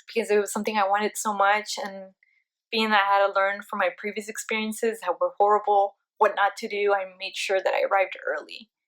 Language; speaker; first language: English; early bilingual, other home language; Spanish